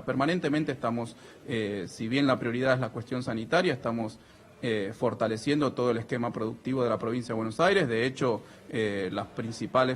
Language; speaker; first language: Spanish; native; Spanish